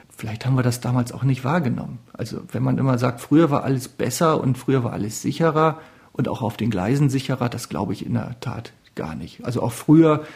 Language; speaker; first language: German; native; German